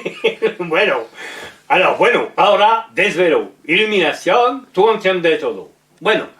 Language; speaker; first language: Spanish; non-native, learner; French